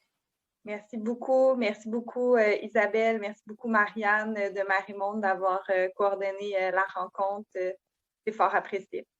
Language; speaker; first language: French; native; French